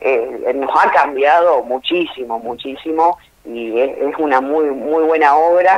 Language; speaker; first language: Spanish; native; Spanish